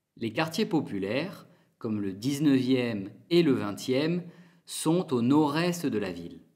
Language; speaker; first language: French; native; French